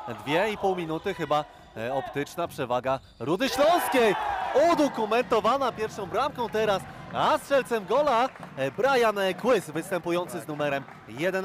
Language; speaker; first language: Polish; native; Polish